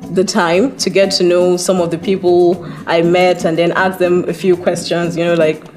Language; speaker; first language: English; non-native, local second language; Hausa